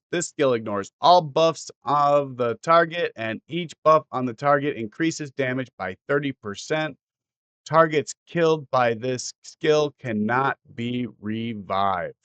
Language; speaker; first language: English; native; English